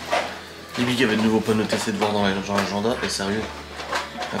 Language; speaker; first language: French; native; French